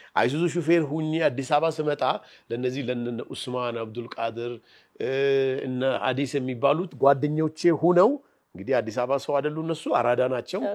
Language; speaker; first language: Amharic; non-native, local second language; Oromo